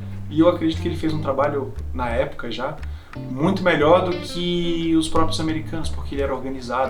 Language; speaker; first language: Portuguese; native; Portuguese